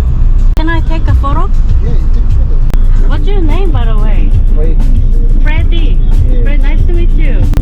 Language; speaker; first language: English; non-native, fluent; Korean